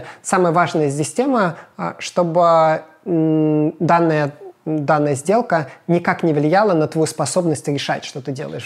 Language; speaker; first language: Russian; native; Russian